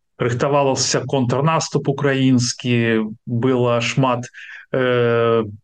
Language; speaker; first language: Belarusian; non-native, local second language; Russian